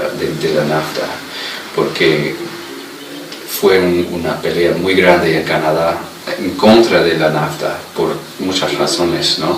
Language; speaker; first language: Spanish; non-native, fluent; English